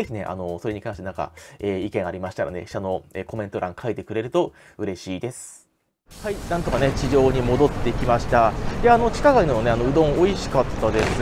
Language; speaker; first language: Japanese; native; Japanese